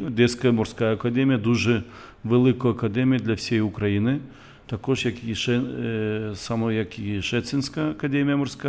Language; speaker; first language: Ukrainian; non-native, local second language; Russian